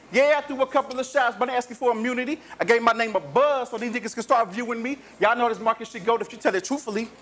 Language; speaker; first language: English; native; English